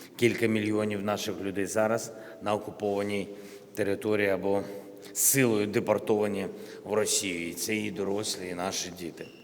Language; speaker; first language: Ukrainian; non-native, local second language; Russian